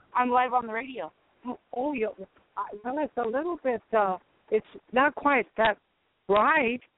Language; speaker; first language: English; native; English